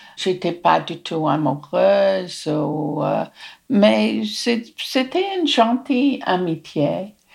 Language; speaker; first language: French; non-native, fluent; English